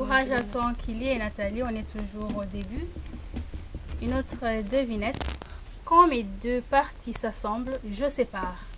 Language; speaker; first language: French; non-native, local second language; Comorian